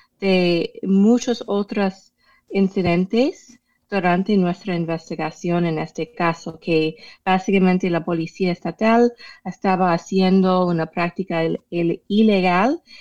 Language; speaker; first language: Spanish; non-native, fluent; English